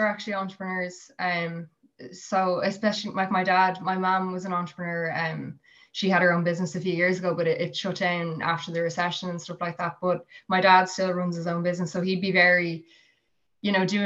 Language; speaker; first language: English; native; English